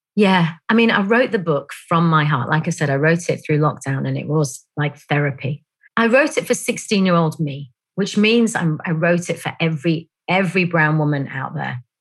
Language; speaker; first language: English; native; English